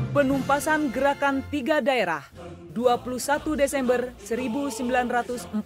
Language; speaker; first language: Indonesian; native; Indonesian